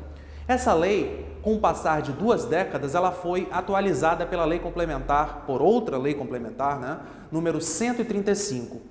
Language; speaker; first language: Portuguese; native; Portuguese